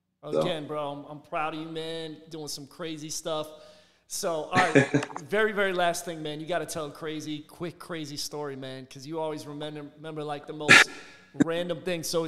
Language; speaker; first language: English; native; English